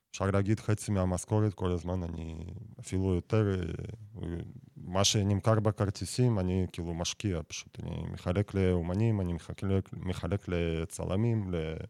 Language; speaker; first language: Hebrew; non-native, fluent; Russian